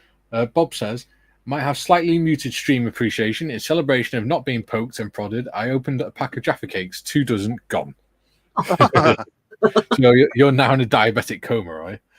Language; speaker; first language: English; native; English